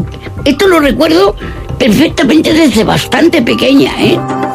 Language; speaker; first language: Spanish; native; Spanish